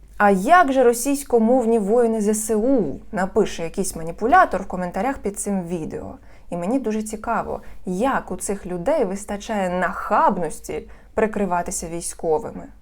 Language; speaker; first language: Ukrainian; non-native, local second language; Russian